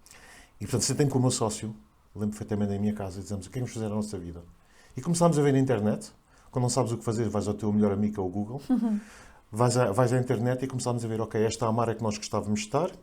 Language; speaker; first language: Portuguese; native; Portuguese